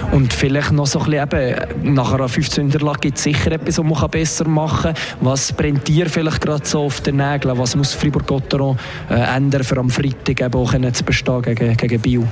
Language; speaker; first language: German; native; German